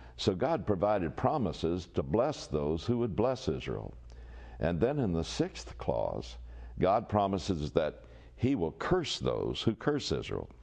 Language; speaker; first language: English; native; English